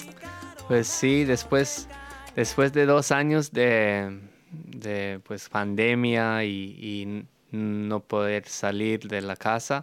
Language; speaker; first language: Spanish; non-native, fluent; English